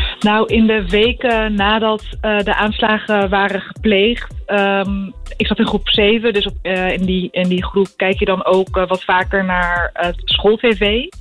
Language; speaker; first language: Dutch; early bilingual, other home language; Arabic